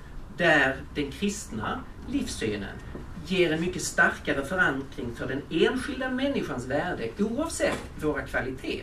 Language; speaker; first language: Swedish; native; Swedish